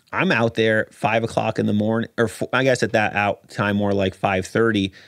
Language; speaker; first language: English; native; English